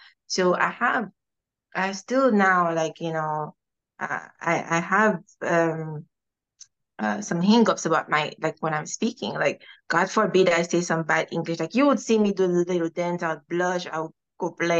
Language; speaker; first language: English; non-native, fluent; French